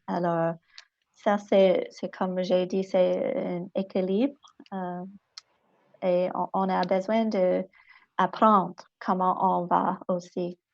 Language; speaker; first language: French; non-native, local second language; English